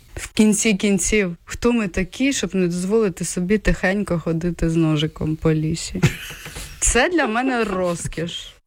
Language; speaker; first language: Ukrainian; native; Ukrainian